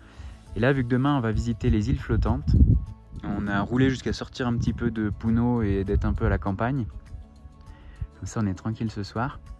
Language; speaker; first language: French; native; French